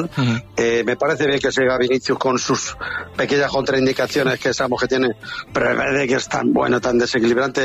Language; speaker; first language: Spanish; native; Spanish